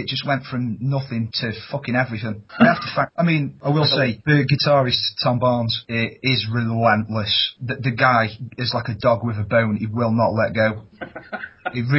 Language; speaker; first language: English; native; English